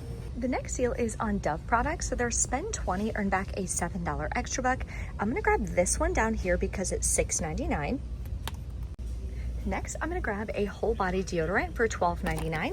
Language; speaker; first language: English; native; English